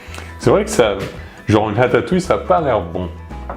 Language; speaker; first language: French; non-native, fluent; Portuguese